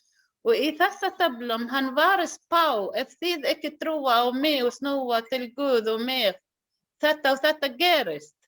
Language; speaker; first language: Icelandic; non-native, learner; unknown